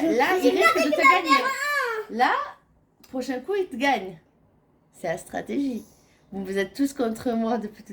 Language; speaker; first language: French; native; French